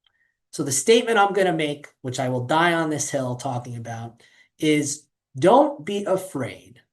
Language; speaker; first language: English; native; English